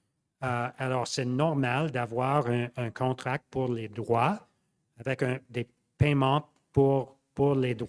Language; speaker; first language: French; non-native, local second language; English